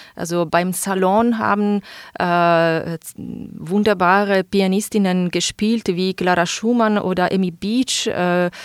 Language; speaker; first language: German; non-native, fluent; Italian